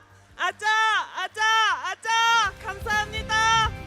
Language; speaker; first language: Korean; non-native, learner; Mongolian